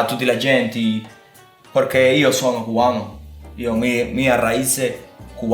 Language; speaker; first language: Italian; non-native, learner; Spanish